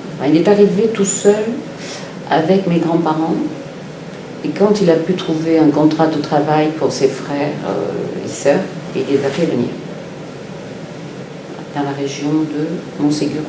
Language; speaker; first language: French; early bilingual, other home language; Italian